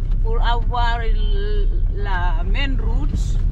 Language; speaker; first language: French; non-native, learner; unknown